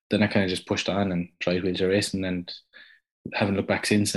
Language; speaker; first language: English; native; English